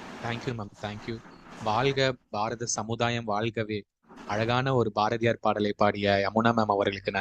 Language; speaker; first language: Tamil; native; Tamil